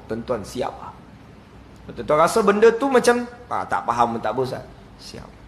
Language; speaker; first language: Malay; native; Malay